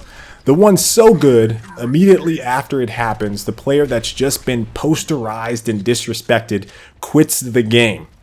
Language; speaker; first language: English; native; English